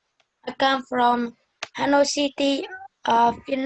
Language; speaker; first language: English; non-native, learner; Vietnamese